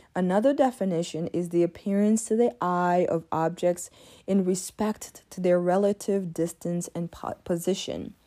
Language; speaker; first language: English; early bilingual, other home language; French